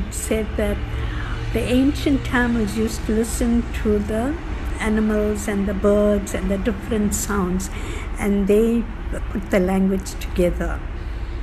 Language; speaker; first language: English; non-native, local second language; Tamil